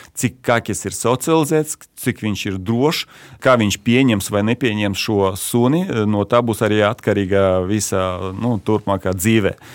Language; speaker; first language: Latvian; non-native, local second language; Russian